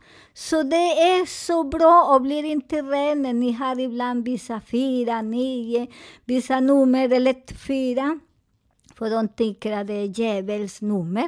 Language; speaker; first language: Swedish; non-native, fluent; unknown